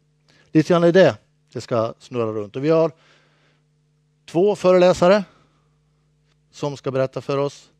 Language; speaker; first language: Swedish; native; Swedish